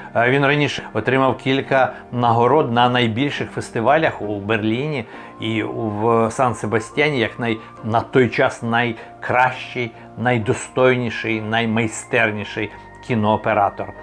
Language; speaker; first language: Ukrainian; native; Ukrainian